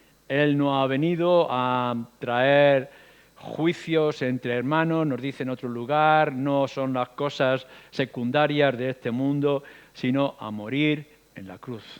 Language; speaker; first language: Spanish; native; Spanish